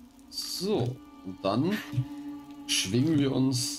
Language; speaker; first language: German; native; German